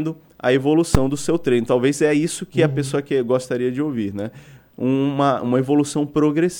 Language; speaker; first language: Portuguese; native; Portuguese